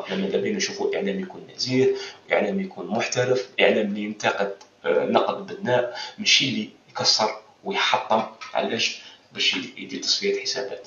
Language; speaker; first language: Arabic; native; Arabic